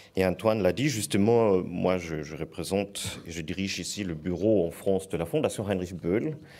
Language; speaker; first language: French; non-native, fluent; German